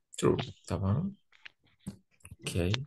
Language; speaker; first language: English; non-native, fluent; Arabic